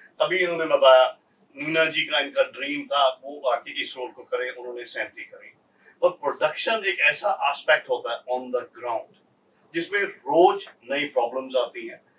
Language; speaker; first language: Hindi; native; Hindi